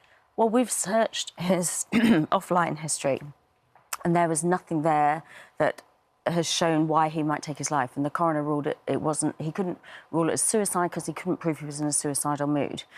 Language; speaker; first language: English; native; English